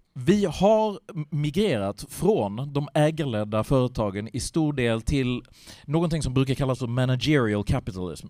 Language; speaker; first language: Swedish; native; Swedish